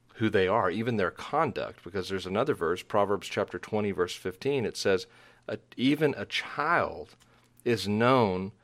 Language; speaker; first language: English; native; English